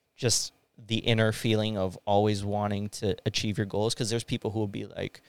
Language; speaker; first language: English; early bilingual, other home language; Hindi